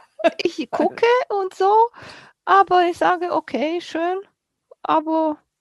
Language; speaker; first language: German; non-native, fluent; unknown